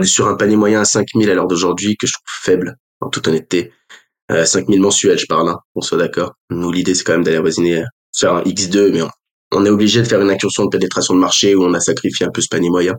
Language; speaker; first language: French; native; French